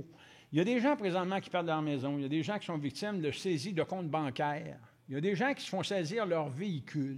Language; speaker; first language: French; native; French